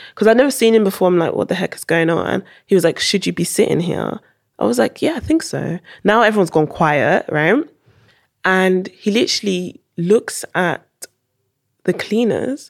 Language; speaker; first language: English; early bilingual, heritage; English